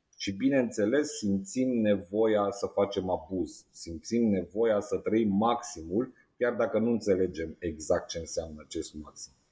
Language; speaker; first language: Romanian; native; Romanian